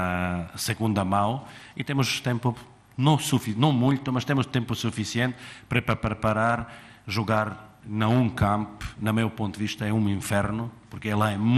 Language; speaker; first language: Portuguese; non-native, fluent; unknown